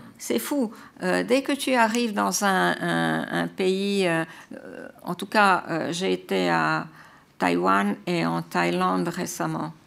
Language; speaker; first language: French; non-native, fluent; Croatian